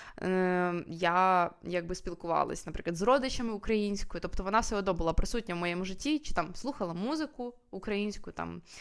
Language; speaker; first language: Ukrainian; native; Ukrainian